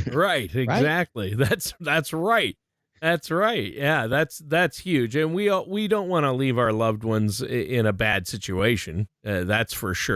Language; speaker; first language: English; native; English